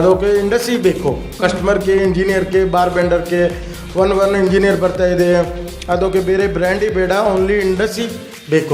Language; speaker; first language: Kannada; non-native, learner; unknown